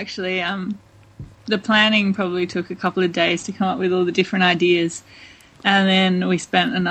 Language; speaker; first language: English; native; English